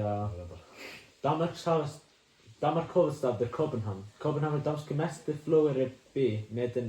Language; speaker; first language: Danish; non-native, learner; Icelandic